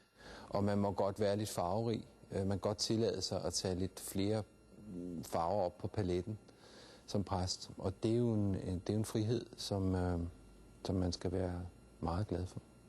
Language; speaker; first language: Danish; native; Danish